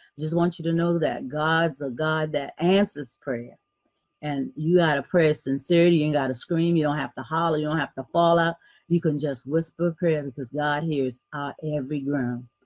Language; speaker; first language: English; native; English